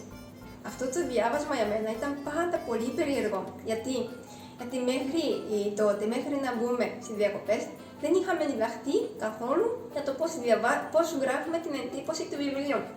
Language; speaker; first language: Greek; non-native, fluent; Japanese